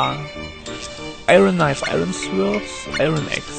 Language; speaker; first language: German; native; German